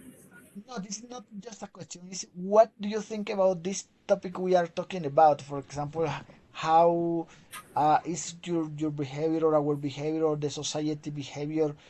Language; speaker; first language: English; non-native, fluent; Spanish